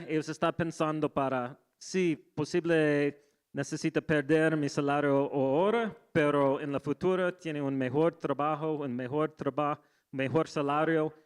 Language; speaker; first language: Spanish; non-native, learner; English